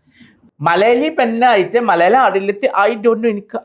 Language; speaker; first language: Malayalam; non-native, local second language; Assamese